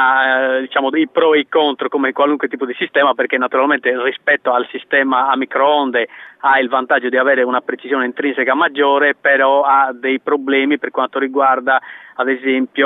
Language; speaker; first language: Italian; native; Italian